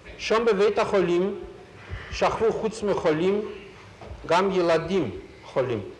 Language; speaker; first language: Hebrew; non-native, fluent; Yiddish